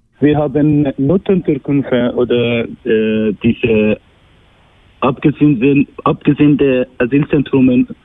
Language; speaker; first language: German; non-native, learner; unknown